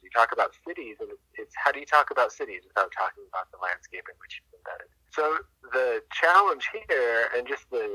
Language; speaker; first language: English; native; English